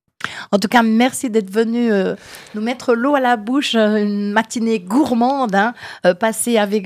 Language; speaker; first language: French; native; French